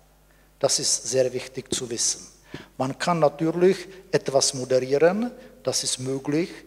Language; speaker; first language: German; non-native, fluent; Czech